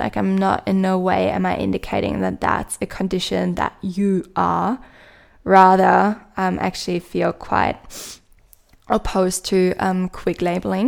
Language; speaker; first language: English; non-native, fluent; German